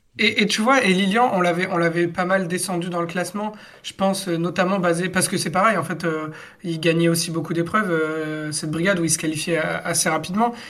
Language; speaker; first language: French; native; French